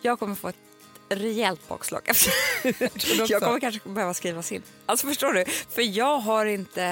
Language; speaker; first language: Swedish; native; Swedish